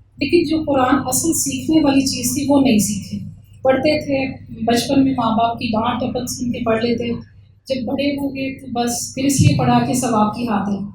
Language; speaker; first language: Urdu; early bilingual, heritage; Urdu